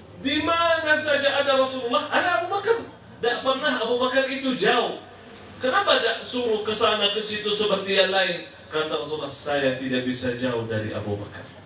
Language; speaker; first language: Malay; non-native, fluent; Arabic